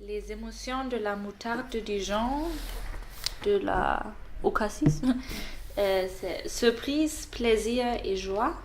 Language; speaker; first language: French; non-native, learner; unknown